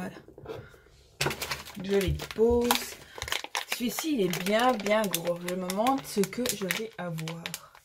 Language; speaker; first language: French; native; French